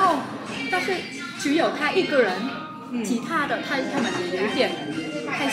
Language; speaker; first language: Chinese; non-native, fluent; Vietnamese